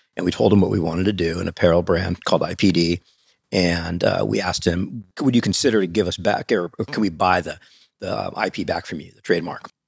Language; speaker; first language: English; native; English